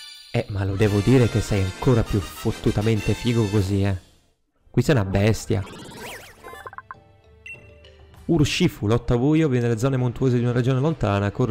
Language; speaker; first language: Italian; native; Italian